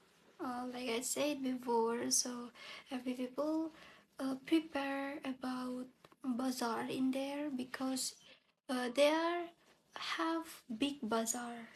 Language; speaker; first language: English; non-native, learner; Indonesian